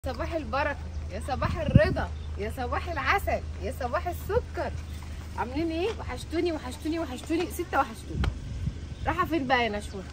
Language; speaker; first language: Arabic; native; Arabic